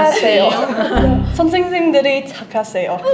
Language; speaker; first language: Korean; non-native, learner; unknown